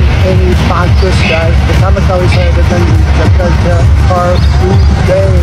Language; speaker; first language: Indonesian; non-native, learner; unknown